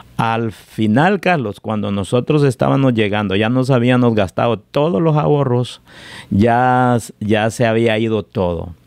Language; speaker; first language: Spanish; native; Spanish